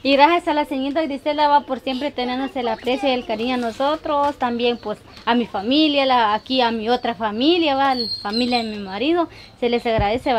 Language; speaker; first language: Spanish; native; Spanish